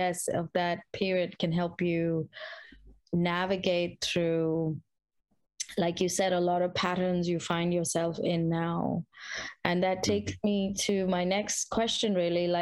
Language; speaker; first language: English; non-native, local second language; Hindi